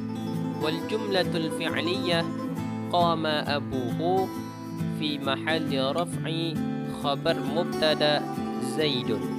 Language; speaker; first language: Arabic; non-native, fluent; Indonesian